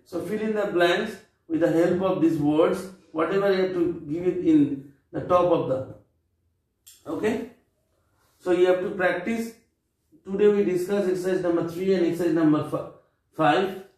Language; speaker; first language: English; non-native, local second language; Bangla